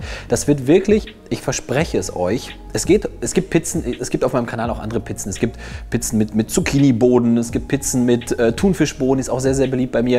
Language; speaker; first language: German; native; German